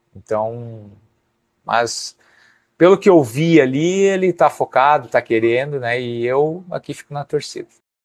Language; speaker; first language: Portuguese; native; Portuguese